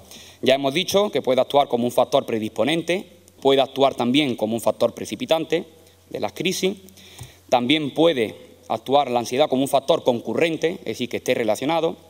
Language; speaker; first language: Spanish; native; Spanish